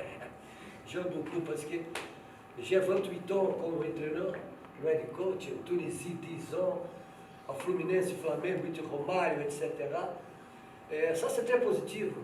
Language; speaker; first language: French; non-native, fluent; Portuguese